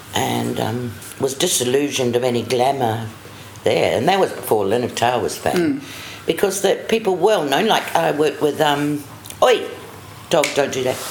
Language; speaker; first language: English; native; English